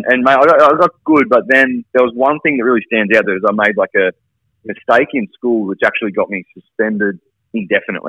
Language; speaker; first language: English; native; English